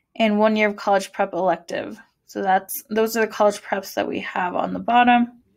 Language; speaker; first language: English; native; English